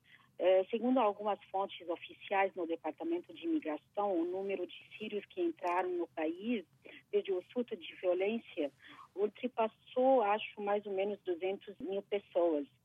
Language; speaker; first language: Portuguese; non-native, fluent; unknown